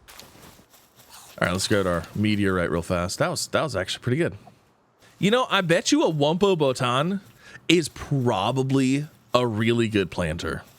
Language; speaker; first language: English; native; English